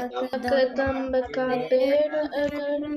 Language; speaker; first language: Hindi; non-native, learner; English